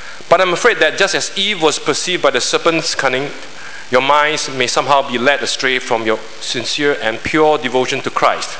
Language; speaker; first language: English; non-native, local second language; Chinese